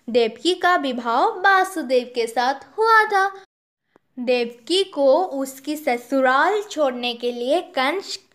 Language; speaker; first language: Hindi; non-native, local second language; Odia